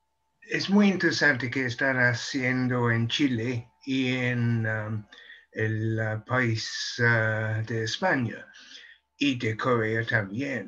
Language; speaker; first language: Spanish; non-native, fluent; English